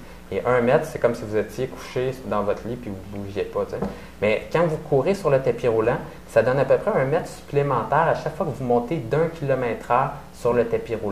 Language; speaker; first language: French; native; French